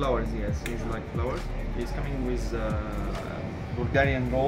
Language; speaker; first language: English; non-native, learner; Arabic